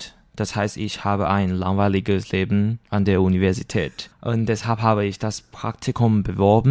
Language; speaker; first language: German; non-native, learner; Chinese